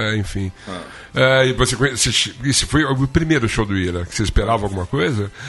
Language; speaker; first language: Portuguese; native; Portuguese